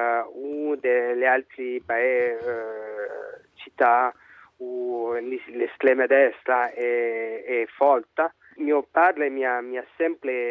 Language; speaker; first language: Italian; non-native, learner; French